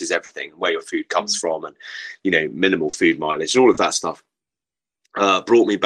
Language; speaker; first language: English; native; English